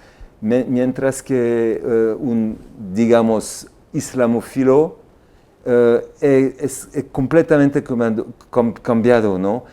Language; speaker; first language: Spanish; non-native, fluent; French